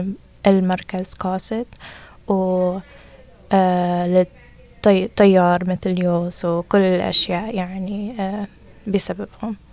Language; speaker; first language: Arabic; non-native, learner; English